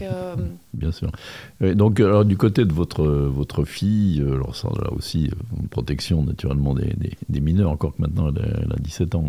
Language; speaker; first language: French; native; French